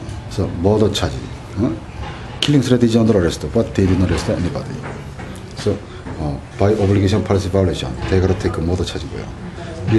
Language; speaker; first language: English; non-native, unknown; Korean